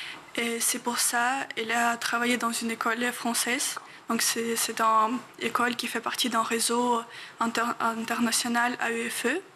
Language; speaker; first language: French; non-native, fluent; Ukrainian